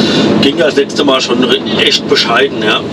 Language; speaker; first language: German; native; German